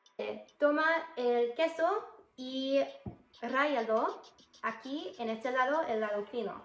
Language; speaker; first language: Spanish; non-native, fluent; English